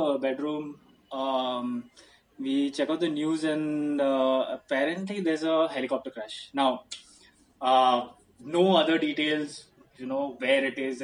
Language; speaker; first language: English; non-native, local second language; Hindi